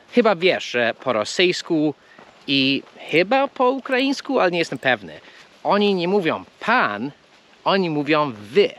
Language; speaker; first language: Polish; non-native, fluent; English